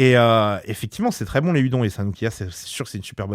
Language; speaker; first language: French; native; French